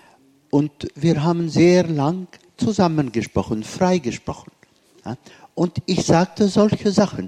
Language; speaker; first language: German; non-native, fluent; Arabic